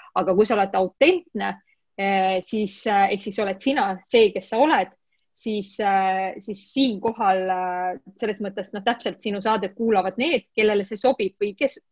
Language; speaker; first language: Estonian; non-native, local second language; Russian